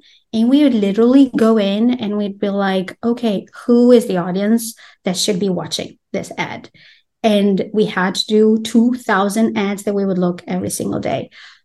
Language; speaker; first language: English; non-native, fluent; Albanian